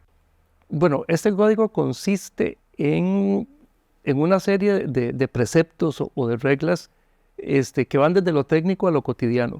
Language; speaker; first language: Spanish; native; Spanish